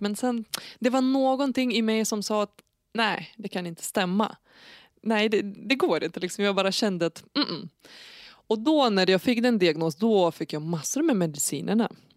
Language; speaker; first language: Swedish; non-native, fluent; Lithuanian